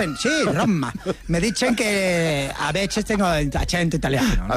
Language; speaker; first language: Spanish; native; Spanish